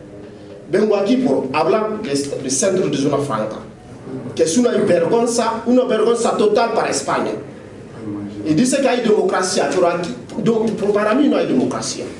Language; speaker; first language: Spanish; non-native, learner; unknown